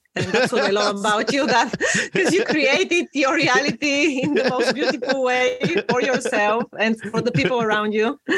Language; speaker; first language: English; non-native, fluent; Bulgarian